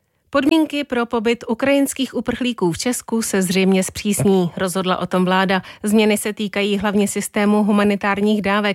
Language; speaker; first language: Czech; native; Czech